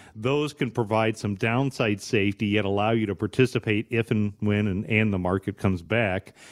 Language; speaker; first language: English; native; English